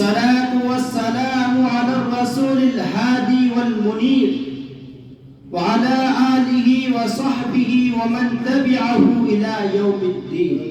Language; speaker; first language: Arabic; non-native, learner; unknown